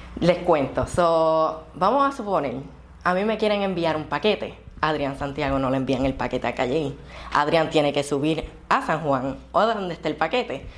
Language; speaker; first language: Spanish; native; Spanish